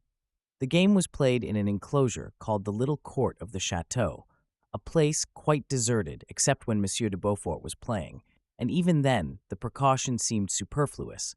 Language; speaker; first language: English; native; English